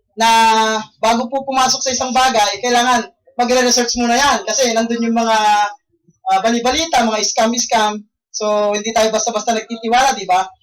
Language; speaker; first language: Filipino; non-native, local second language; Iloko